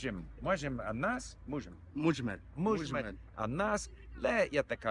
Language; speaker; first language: Arabic; non-native, learner; English